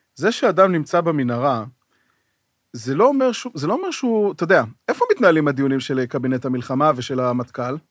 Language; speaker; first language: Hebrew; native; Hebrew